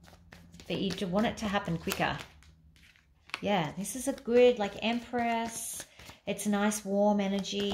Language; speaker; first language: English; native; English